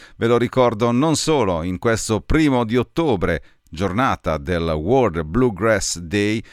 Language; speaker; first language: Italian; native; Italian